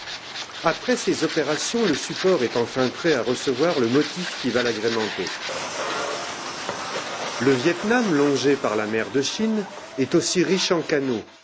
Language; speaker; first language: French; native; French